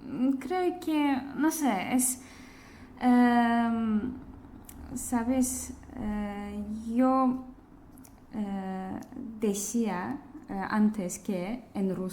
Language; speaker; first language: Spanish; non-native, learner; Azerbaijani